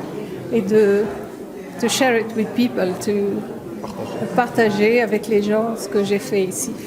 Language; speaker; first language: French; non-native, local second language; Arabic